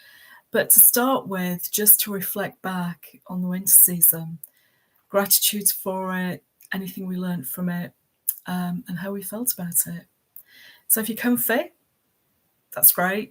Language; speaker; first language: English; native; English